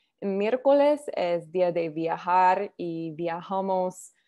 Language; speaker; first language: Spanish; non-native, learner; English